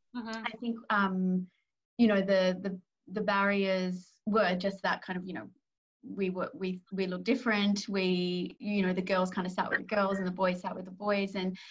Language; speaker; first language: English; native; English